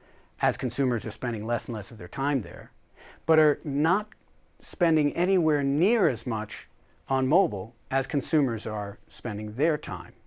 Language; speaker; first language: English; native; English